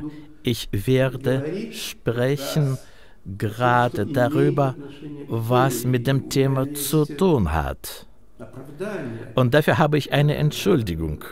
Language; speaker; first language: German; non-native, fluent; Russian